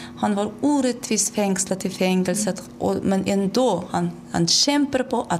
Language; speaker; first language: Swedish; non-native, fluent; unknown